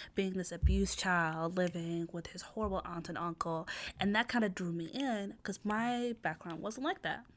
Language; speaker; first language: English; non-native, fluent; Arabic